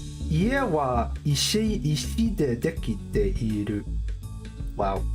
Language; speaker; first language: Japanese; non-native, learner; English